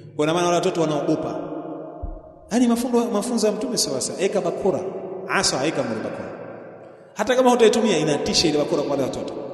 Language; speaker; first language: Swahili; native; Swahili